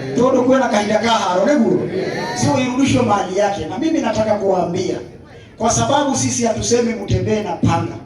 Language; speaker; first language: Swahili; native; Swahili